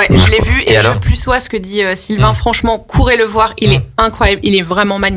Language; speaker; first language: French; native; French